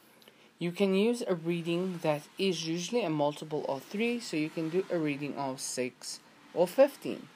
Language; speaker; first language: English; non-native, fluent; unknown